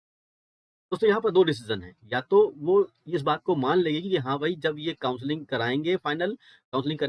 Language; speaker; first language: Hindi; native; Hindi